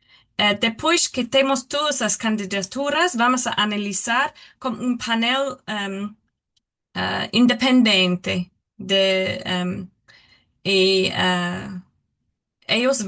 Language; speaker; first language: Portuguese; non-native, learner; English